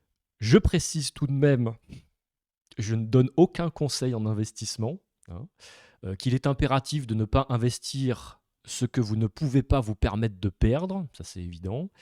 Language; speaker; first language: French; native; French